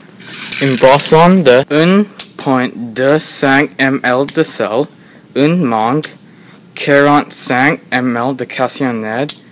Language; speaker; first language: French; non-native, learner; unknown